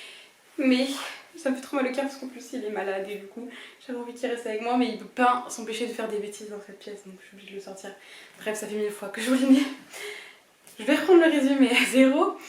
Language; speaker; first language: French; native; French